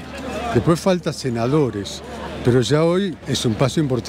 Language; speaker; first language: Spanish; native; Spanish